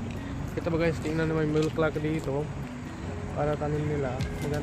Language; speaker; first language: Filipino; non-native, learner; Punjabi